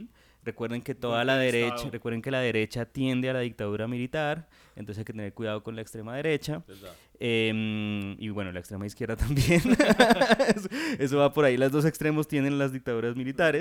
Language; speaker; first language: Spanish; native; Spanish